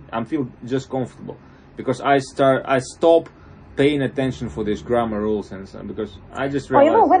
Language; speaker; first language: English; non-native, fluent; Russian